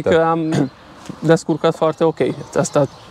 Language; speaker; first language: Romanian; non-native, local second language; Hungarian